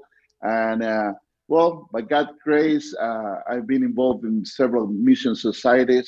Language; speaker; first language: English; non-native, fluent; Spanish